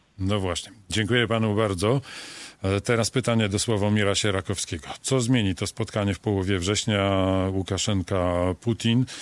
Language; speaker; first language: Polish; native; Polish